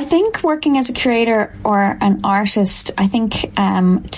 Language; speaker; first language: English; native; English